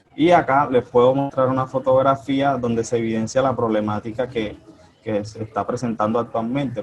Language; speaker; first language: Spanish; native; Spanish